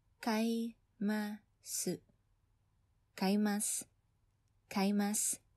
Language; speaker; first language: Japanese; non-native, fluent; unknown